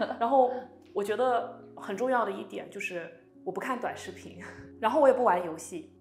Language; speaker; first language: Chinese; early bilingual, heritage; Chinese